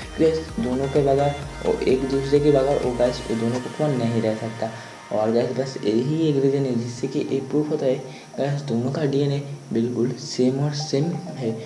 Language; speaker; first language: Hindi; non-native, local second language; Bangla